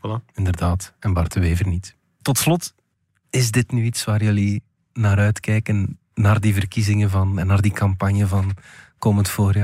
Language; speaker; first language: Dutch; native; Dutch